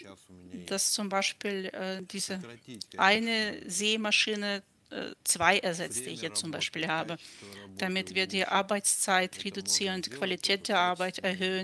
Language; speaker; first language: German; non-native, fluent; Russian